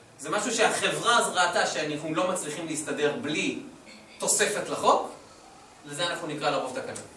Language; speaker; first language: Hebrew; native; Hebrew